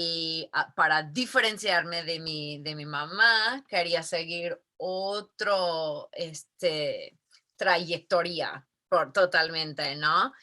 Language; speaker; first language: Spanish; non-native, fluent; English